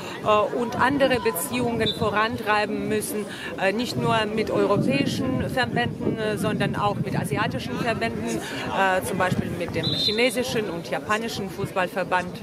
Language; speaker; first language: German; non-native, fluent; Russian